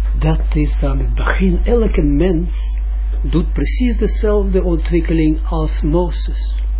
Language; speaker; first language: Dutch; non-native, fluent; Russian